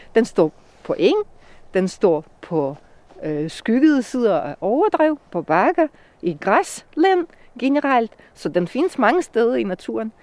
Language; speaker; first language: Danish; non-native, fluent; Russian